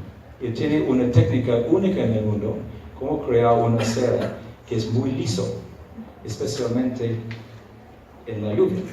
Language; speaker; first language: Spanish; non-native, fluent; English